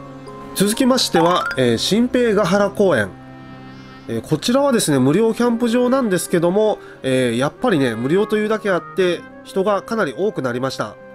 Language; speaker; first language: Japanese; native; Japanese